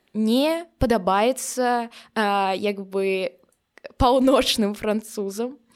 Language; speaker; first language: Belarusian; non-native, local second language; Russian